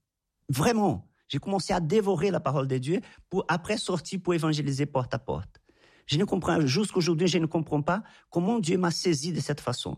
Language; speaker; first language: French; non-native, fluent; Portuguese